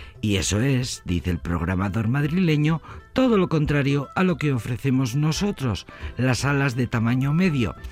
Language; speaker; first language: Spanish; native; Spanish